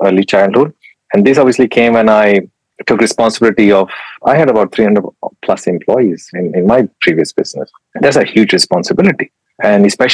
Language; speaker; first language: English; non-native, local second language; Urdu